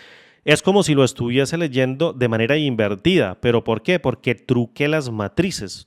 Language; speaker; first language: Spanish; native; Spanish